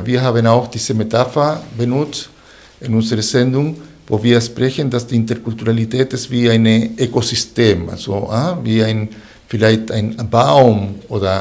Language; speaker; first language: German; non-native, fluent; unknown